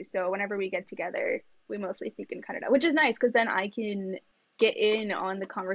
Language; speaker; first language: English; early bilingual, other home language; Kannada